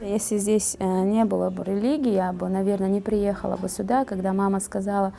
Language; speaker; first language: Russian; non-native, fluent; Uzbek